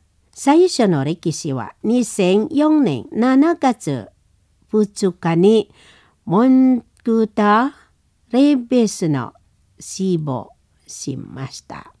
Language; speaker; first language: Japanese; non-native, learner; Indonesian